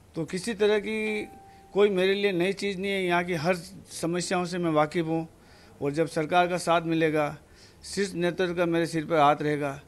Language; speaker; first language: Hindi; native; Hindi